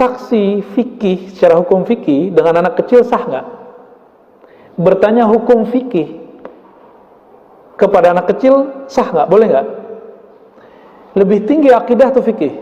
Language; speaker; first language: Indonesian; native; Indonesian